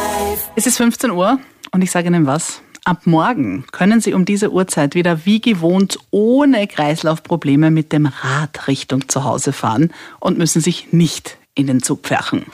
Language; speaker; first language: German; native; German